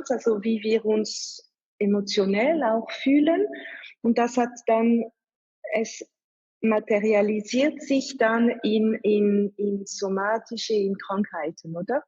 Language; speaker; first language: German; non-native, fluent; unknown